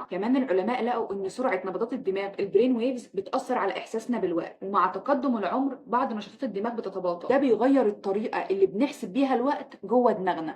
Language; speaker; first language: Arabic; native; Arabic